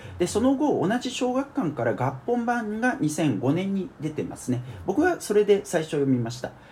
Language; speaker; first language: Japanese; native; Japanese